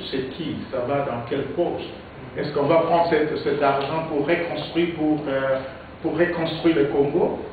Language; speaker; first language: French; non-native, local second language; Lingala